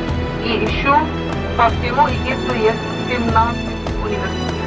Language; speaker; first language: Russian; non-native, fluent; Arabic